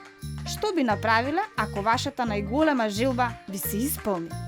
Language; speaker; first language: Macedonian; native; Macedonian